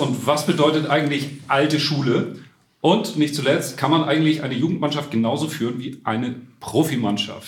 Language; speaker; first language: German; native; German